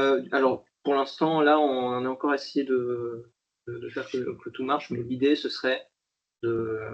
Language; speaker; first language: French; native; French